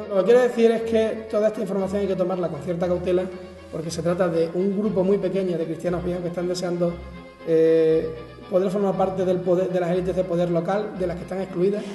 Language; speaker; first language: Spanish; native; Spanish